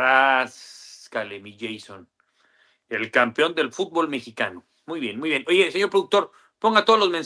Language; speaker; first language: Spanish; native; Spanish